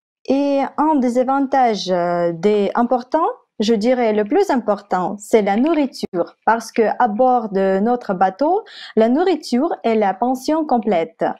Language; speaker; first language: French; non-native, fluent; Russian